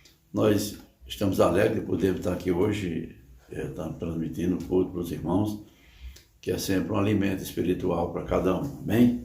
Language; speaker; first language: Portuguese; native; Portuguese